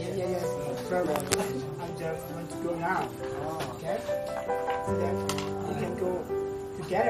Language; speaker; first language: English; non-native, learner; Hmong